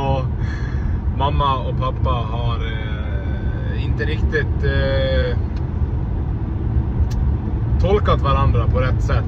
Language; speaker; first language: Swedish; native; Swedish